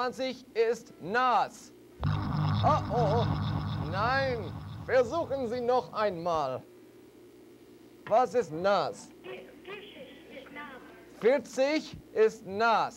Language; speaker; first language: German; non-native, learner; English